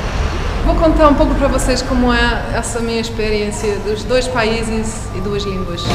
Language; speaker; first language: Portuguese; early bilingual, heritage; Portuguese